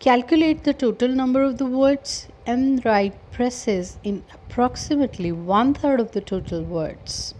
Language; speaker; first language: English; non-native, local second language; Punjabi